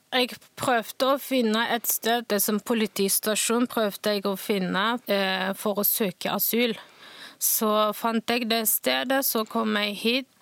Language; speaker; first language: Norwegian; non-native, fluent; Chinese